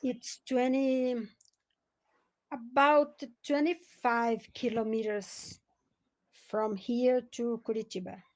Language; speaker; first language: English; non-native, learner; Portuguese